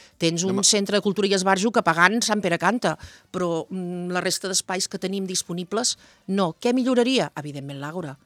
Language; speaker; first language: Catalan; native; Catalan